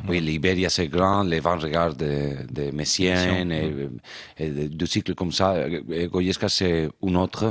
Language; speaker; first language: French; non-native, fluent; Spanish